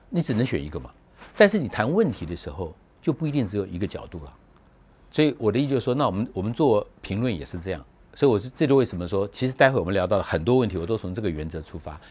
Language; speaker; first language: Chinese; native; Chinese